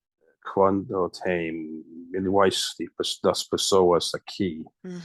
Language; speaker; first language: Portuguese; non-native, learner; English